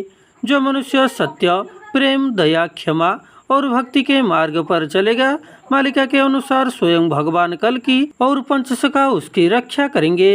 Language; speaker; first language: Hindi; non-native, local second language; Odia